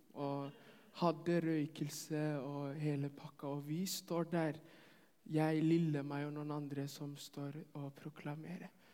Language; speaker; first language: Norwegian; non-native, fluent; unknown